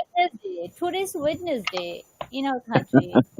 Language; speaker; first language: English; non-native, learner; Bangla